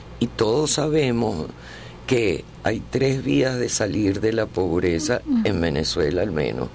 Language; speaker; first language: Spanish; early bilingual, other home language; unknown